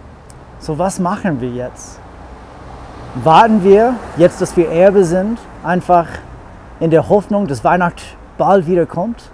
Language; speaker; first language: German; non-native, fluent; English